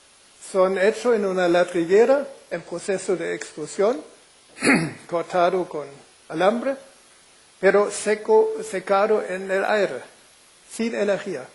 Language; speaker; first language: Spanish; non-native, fluent; German